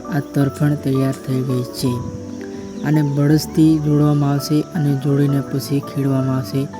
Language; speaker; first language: Gujarati; non-native, local second language; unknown